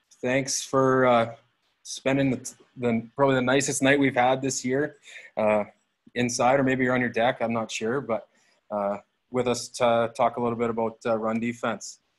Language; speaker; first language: English; native; English